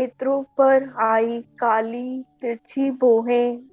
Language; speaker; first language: Hindi; native; Hindi